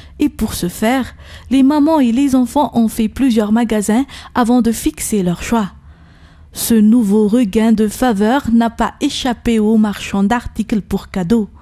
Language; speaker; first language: French; non-native, local second language; Malagasy